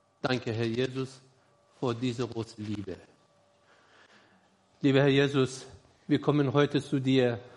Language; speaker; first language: German; non-native, learner; Persian